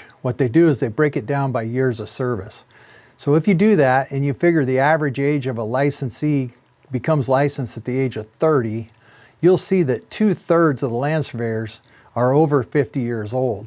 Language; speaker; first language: English; native; English